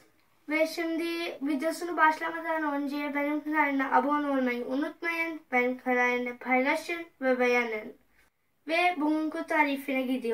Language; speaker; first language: Turkish; non-native, learner; Urdu